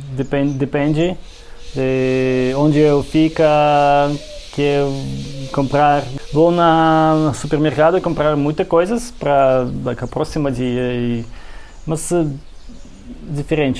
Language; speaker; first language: Portuguese; non-native, learner; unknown